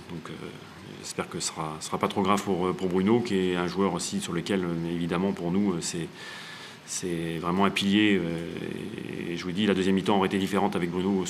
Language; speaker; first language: French; native; French